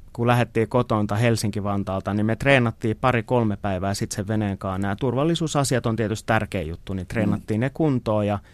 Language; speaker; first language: Finnish; native; Finnish